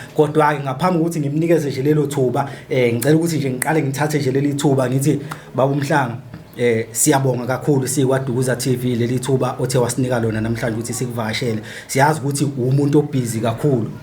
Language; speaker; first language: Zulu; native; Zulu